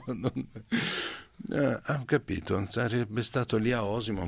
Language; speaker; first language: Italian; native; Italian